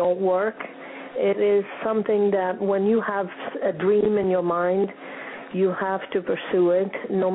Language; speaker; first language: English; non-native, fluent; Italian